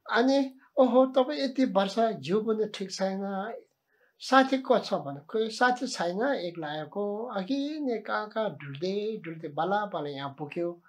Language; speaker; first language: Nepali; non-native, local second language; Tibetan